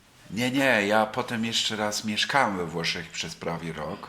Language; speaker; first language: Polish; non-native, fluent; German